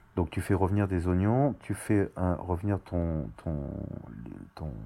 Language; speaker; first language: French; native; French